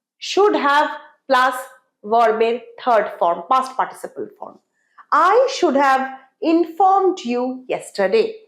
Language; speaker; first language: English; non-native, local second language; Bangla